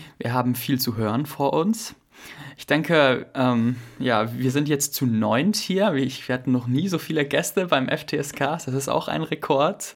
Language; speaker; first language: German; native; German